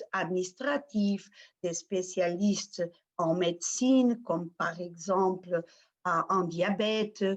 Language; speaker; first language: French; non-native, fluent; Portuguese